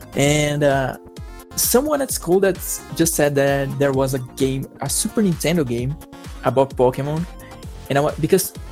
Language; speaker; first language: English; non-native, fluent; Portuguese